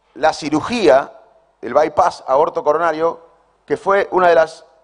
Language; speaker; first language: Spanish; native; Spanish